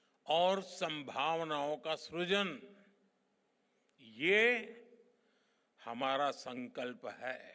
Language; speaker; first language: Hindi; non-native, local second language; Gujarati